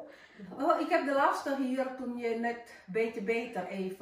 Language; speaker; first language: Dutch; non-native, learner; Indonesian